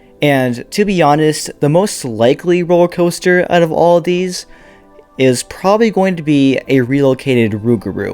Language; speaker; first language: English; native; English